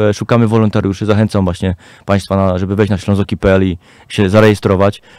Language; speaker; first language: Polish; native; Polish